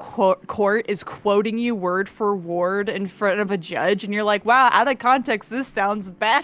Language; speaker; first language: English; native; English